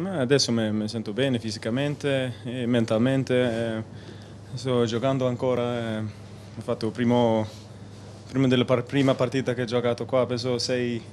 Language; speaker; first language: Italian; non-native, learner; Spanish